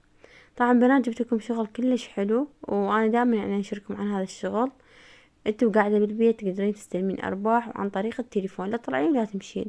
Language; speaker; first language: Arabic; native; Arabic